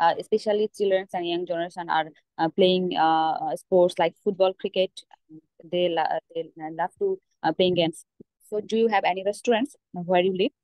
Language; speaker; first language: English; non-native, local second language; Bangla